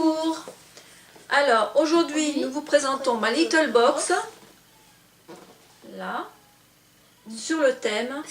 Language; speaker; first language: French; native; French